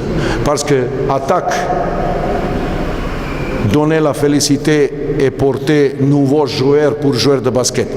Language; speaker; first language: French; non-native, learner; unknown